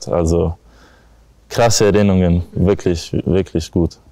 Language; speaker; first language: German; non-native, learner; English